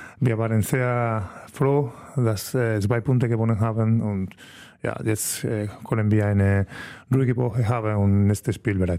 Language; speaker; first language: German; non-native, learner; Spanish